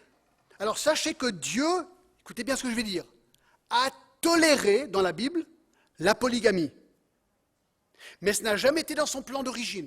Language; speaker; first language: French; non-native, fluent; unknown